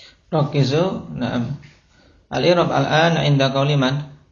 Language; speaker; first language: Arabic; non-native, fluent; Indonesian